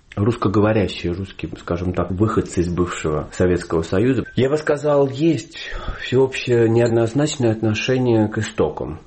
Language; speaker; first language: Russian; native; Russian